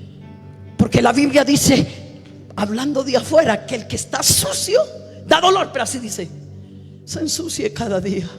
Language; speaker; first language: Spanish; native; Spanish